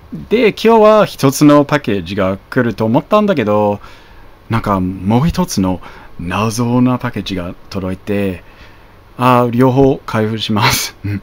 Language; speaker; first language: Japanese; non-native, fluent; English